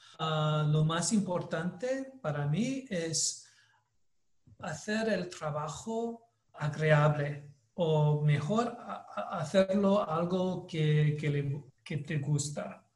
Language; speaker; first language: Spanish; non-native, learner; English